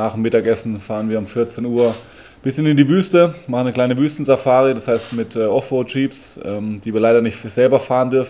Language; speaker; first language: German; native; German